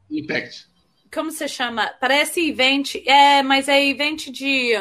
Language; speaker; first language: Portuguese; early bilingual, heritage; Portuguese